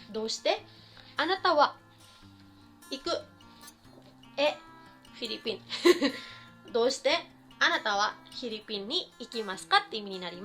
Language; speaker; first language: Japanese; non-native, fluent; Filipino